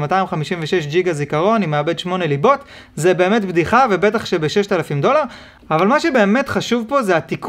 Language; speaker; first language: Hebrew; native; Hebrew